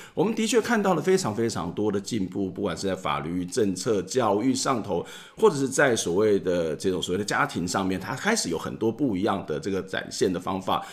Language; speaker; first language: Chinese; native; Chinese